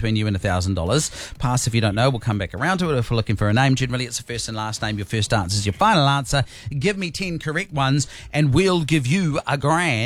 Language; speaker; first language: English; native; English